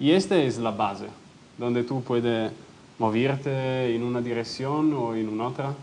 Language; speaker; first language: Spanish; non-native, fluent; Italian